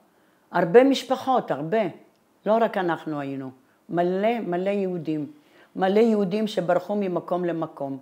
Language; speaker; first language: Hebrew; non-native, fluent; Italian